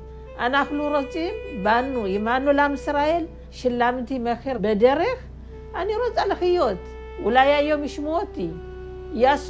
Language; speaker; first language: Hebrew; non-native, learner; Amharic